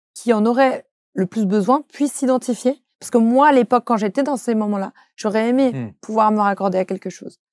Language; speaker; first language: French; native; French